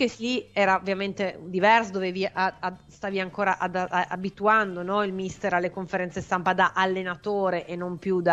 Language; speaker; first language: Italian; native; Italian